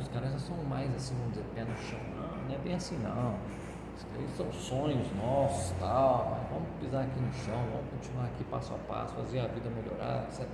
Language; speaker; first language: Portuguese; native; Portuguese